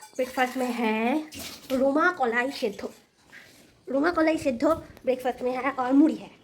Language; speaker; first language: Hindi; non-native, local second language; Bangla